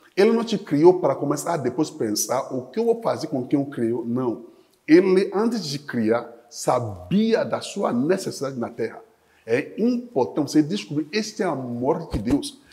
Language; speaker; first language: Portuguese; non-native, fluent; Yoruba